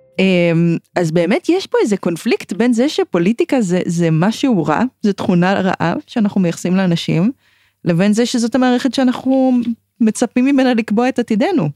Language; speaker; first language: Hebrew; native; Hebrew